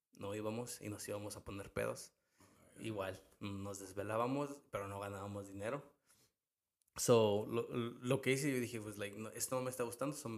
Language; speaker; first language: Spanish; early bilingual, heritage; Spanish